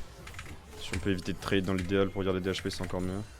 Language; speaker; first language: French; native; French